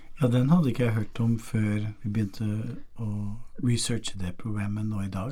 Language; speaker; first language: Norwegian; non-native, fluent; English